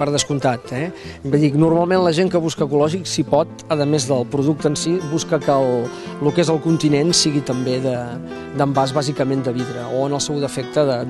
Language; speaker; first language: Catalan; native; Catalan